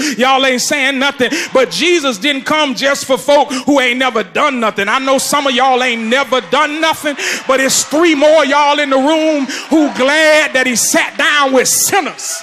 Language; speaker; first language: English; native; English